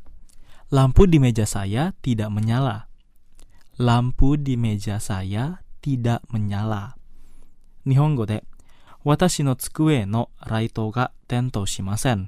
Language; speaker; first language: Japanese; non-native, fluent; Indonesian